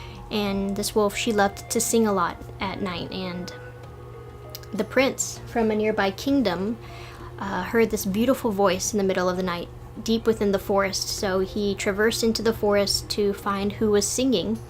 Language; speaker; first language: English; native; English